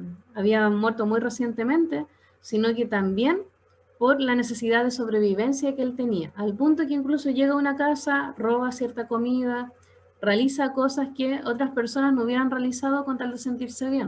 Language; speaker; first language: Spanish; native; Spanish